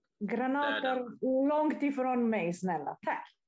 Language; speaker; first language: Swedish; non-native, fluent; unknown